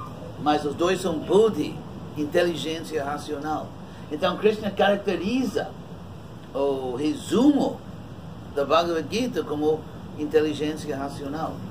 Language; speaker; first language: Portuguese; non-native, fluent; English